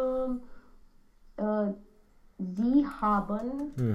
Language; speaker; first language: German; non-native, learner; Romanian